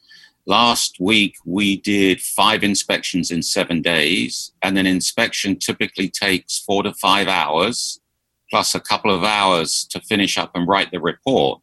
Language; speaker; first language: English; native; English